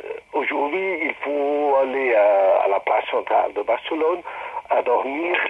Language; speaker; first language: French; non-native, fluent; Spanish